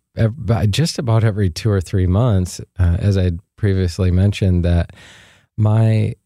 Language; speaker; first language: English; native; English